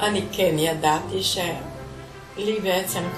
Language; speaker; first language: Hebrew; non-native, fluent; Hungarian